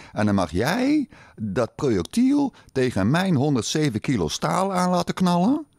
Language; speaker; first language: Dutch; native; Dutch